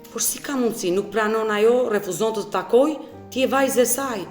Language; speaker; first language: Albanian; native; Albanian